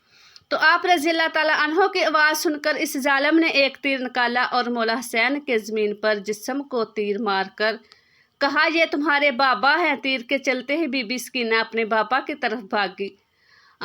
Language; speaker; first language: Urdu; native; Urdu